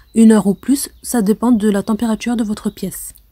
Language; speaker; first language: French; non-native, local second language; Arabic